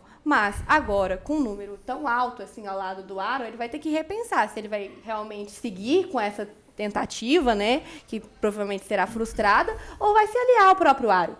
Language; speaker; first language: Portuguese; native; Portuguese